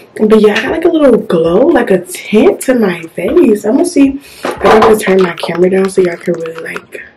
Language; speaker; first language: English; native; English